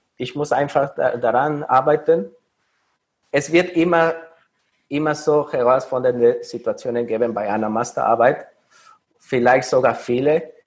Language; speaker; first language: German; non-native, fluent; Spanish